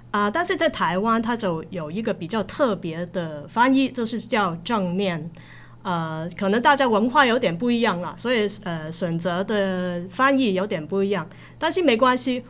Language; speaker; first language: Chinese; non-native, local second language; Cantonese